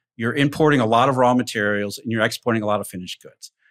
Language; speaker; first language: English; native; English